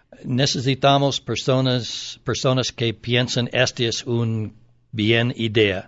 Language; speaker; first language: Spanish; non-native, learner; English